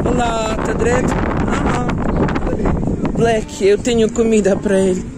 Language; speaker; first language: Portuguese; non-native, learner; Ukrainian